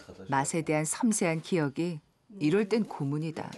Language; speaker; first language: Korean; native; Korean